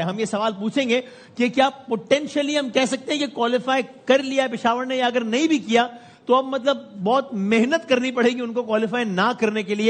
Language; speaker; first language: Urdu; native; Urdu